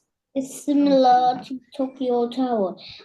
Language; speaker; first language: English; non-native, learner; Vietnamese